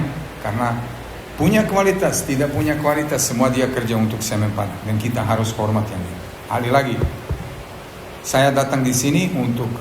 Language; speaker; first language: Indonesian; non-native, fluent; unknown